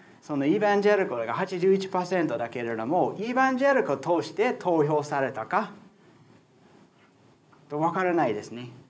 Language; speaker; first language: Japanese; non-native, fluent; English